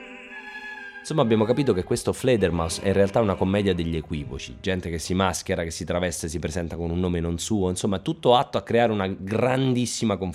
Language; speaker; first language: Italian; native; Italian